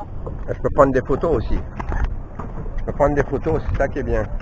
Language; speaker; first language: French; native; French